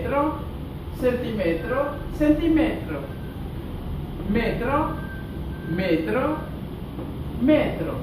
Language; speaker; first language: Spanish; non-native, fluent; Haitian Creole